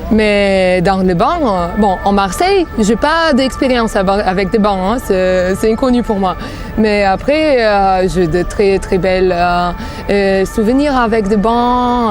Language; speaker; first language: French; non-native, fluent; Bulgarian